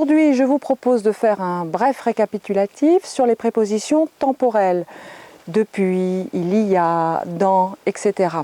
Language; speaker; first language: French; native; French